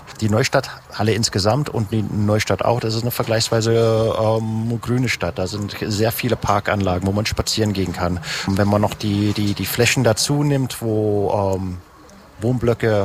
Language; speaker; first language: German; native; German